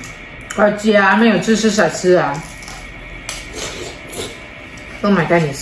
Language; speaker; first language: Chinese; non-native, fluent; Indonesian